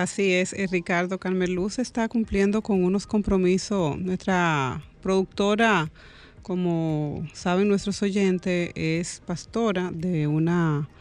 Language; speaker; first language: Spanish; native; Spanish